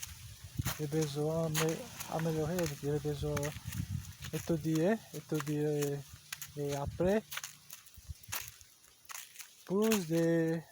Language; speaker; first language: French; non-native, learner; Portuguese